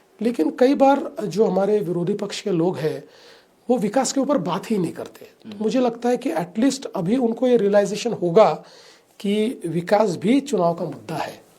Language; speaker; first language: Hindi; non-native, local second language; Marathi